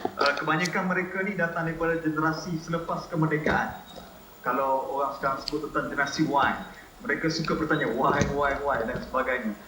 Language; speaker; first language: Malay; native; Malay